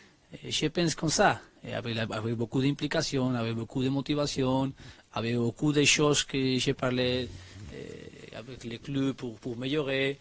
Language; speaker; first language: French; non-native, learner; Spanish